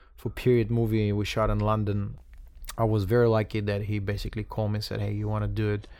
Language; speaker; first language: English; non-native, fluent; Russian